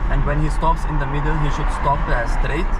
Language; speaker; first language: English; non-native, learner; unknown